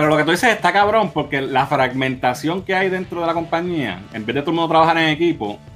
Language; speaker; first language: Spanish; native; Spanish